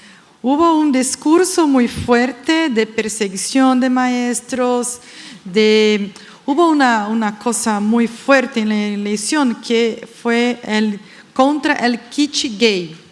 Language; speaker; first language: Spanish; non-native, fluent; Portuguese